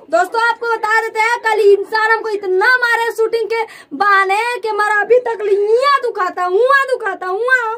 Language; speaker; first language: Hindi; native; Hindi